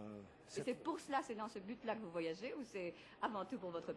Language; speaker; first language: French; native; French